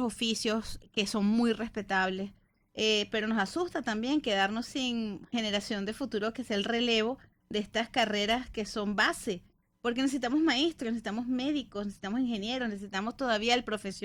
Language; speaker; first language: Spanish; native; Spanish